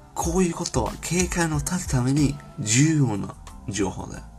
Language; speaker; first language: Japanese; non-native, learner; English